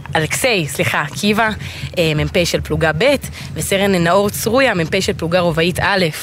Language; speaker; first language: Hebrew; native; Hebrew